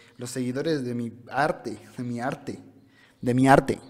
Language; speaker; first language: Spanish; native; Spanish